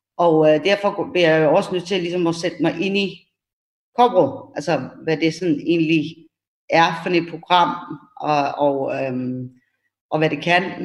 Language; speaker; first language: Danish; early bilingual, other home language; Persian